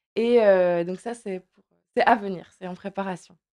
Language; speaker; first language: French; native; French